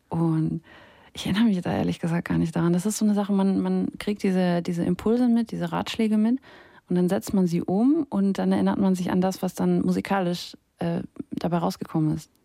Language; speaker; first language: German; early bilingual, other home language; Russian